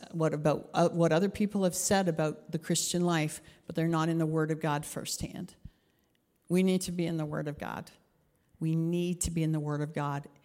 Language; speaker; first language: English; native; English